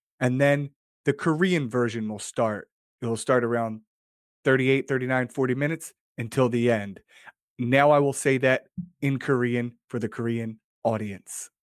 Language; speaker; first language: English; native; English